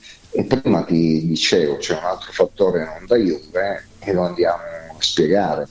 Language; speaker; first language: Italian; native; Italian